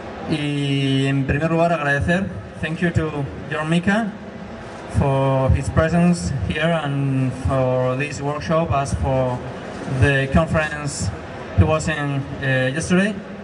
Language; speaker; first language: English; non-native, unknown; Spanish